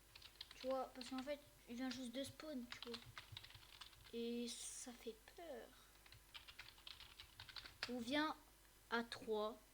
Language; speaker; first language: French; native; French